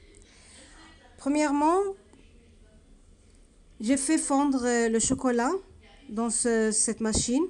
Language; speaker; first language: French; non-native, learner; Arabic